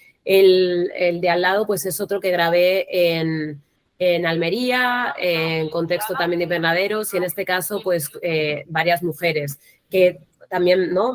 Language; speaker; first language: Spanish; native; Spanish